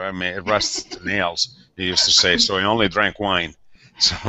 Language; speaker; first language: English; non-native, fluent; Italian